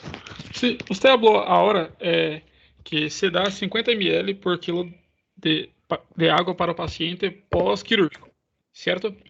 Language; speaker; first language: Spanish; non-native, learner; Portuguese